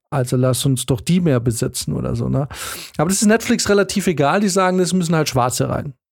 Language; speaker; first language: German; early bilingual, other home language; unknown